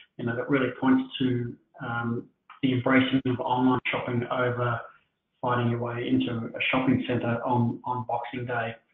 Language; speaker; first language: English; native; English